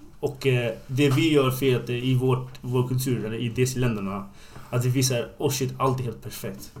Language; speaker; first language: Swedish; non-native, fluent; Bangla